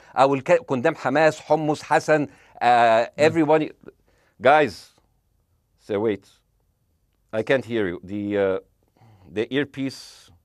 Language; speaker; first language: English; non-native, fluent; Arabic